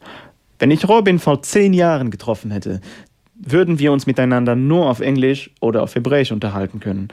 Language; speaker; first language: German; non-native, fluent; Hebrew